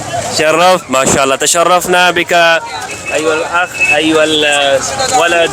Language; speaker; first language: Arabic; non-native, learner; Urdu